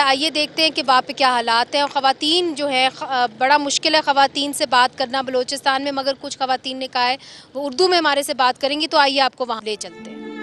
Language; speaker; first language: Urdu; native; Urdu